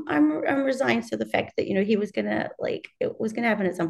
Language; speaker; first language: English; native; English